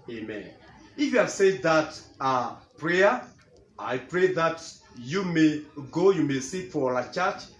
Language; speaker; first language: English; non-native, local second language; Swahili